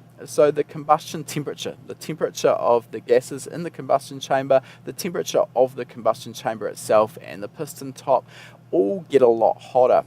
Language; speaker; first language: English; native; English